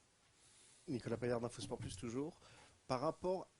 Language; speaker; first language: French; native; French